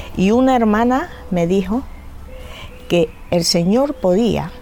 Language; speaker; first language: Spanish; native; Spanish